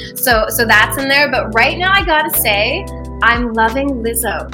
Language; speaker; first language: English; native; English